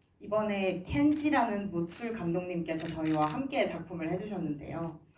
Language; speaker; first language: Korean; native; Korean